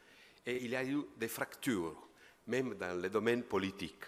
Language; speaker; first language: French; non-native, fluent; Italian